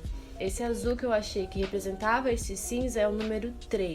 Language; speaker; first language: Portuguese; native; Portuguese